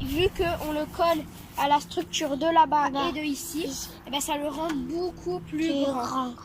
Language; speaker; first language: French; native; French